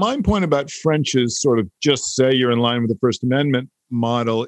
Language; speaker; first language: English; native; English